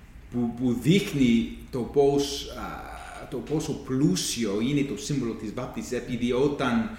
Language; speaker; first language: Greek; non-native, fluent; English